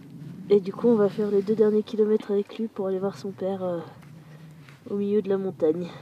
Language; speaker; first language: French; native; French